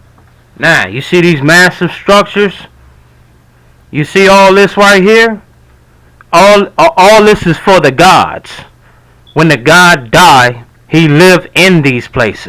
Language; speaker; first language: English; native; English